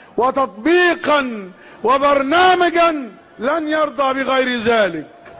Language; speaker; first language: Arabic; native; Arabic